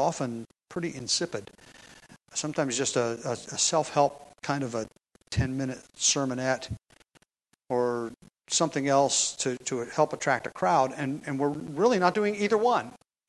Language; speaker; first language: English; native; English